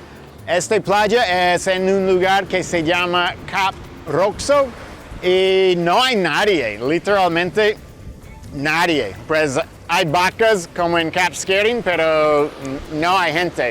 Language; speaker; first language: Spanish; non-native, fluent; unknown